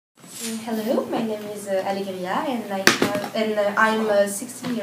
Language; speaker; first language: English; non-native, learner; French